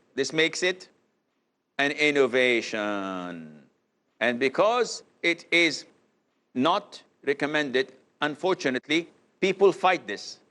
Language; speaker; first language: English; non-native, fluent; Arabic